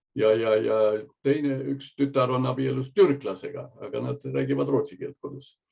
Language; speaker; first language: Estonian; early bilingual, heritage; Estonian